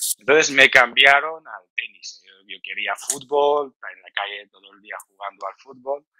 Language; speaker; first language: Spanish; non-native, fluent; Georgian